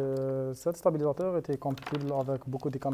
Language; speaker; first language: French; non-native, fluent; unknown